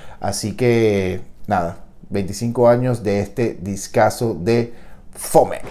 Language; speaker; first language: Spanish; native; Spanish